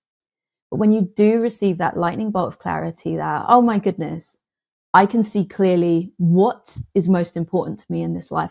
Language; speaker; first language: English; native; English